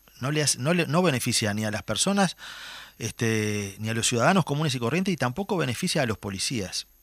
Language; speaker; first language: Spanish; native; Spanish